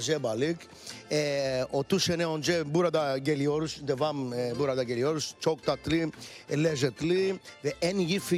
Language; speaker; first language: Turkish; non-native, learner; Greek